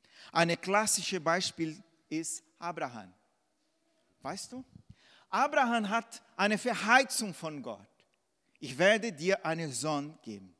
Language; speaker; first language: German; non-native, fluent; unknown